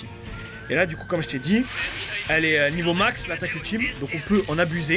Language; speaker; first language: French; native; French